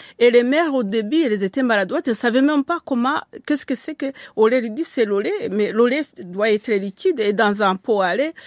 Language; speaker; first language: French; non-native, local second language; Kinyarwanda